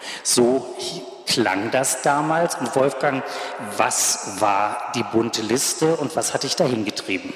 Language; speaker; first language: German; native; German